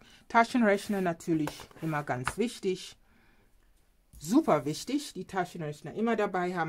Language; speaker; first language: German; non-native, fluent; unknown